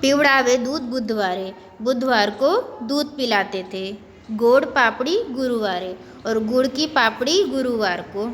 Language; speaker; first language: Hindi; non-native, local second language; Gujarati